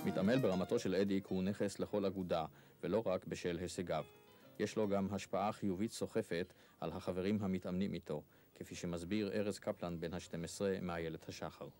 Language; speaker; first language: Hebrew; native; Hebrew